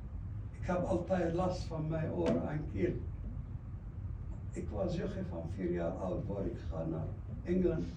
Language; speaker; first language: Dutch; non-native, fluent; Arabic